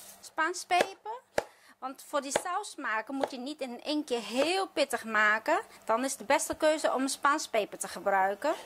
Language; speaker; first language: Dutch; non-native, fluent; Chinese